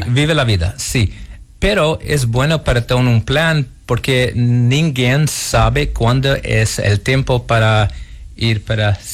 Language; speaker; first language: Spanish; non-native, learner; Portuguese